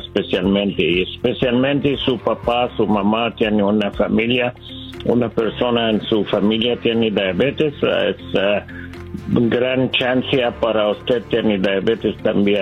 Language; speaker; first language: Spanish; non-native, learner; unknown